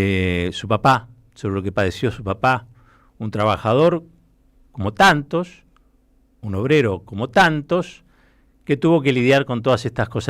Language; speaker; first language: Spanish; native; Spanish